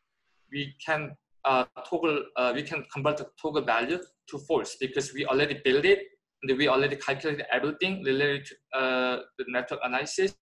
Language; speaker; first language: English; non-native, fluent; Korean